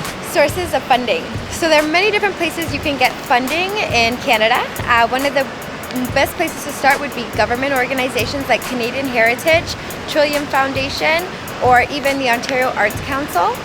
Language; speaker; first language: English; native; English